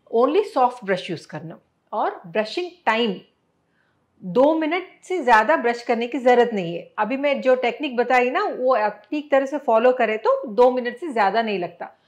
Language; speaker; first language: Hindi; non-native, local second language; Telugu